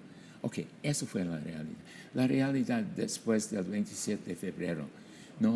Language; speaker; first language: Spanish; non-native, fluent; English